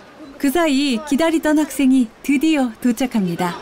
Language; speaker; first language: Korean; native; Korean